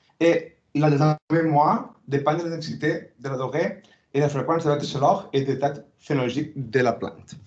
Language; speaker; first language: French; non-native, fluent; Spanish